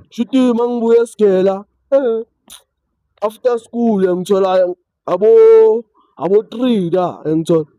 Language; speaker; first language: Zulu; native; Zulu